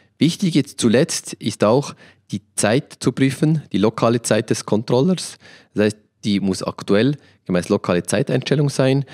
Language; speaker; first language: German; native; German